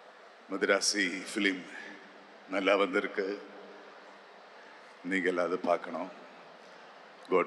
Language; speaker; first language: Tamil; non-native, learner; Malayalam